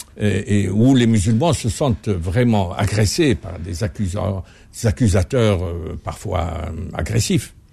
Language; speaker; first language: French; non-native, local second language; Arabic